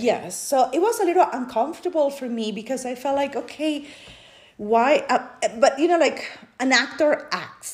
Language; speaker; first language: English; non-native, fluent; Spanish